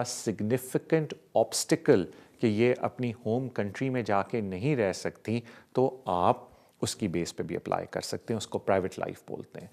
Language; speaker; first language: Urdu; native; Urdu